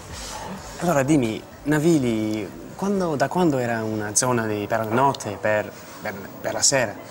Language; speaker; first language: Italian; non-native, learner; English